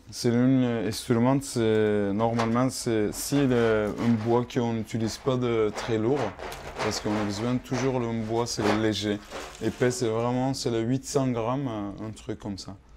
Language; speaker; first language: French; non-native, learner; Kurdish